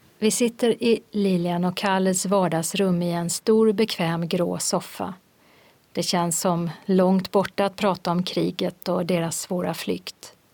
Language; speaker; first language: Swedish; native; Swedish